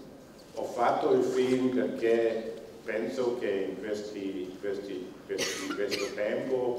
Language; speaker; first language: Italian; non-native, learner; Hungarian